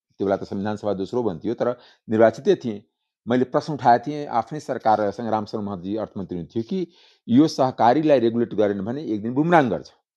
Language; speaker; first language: Nepali; non-native, local second language; Maithili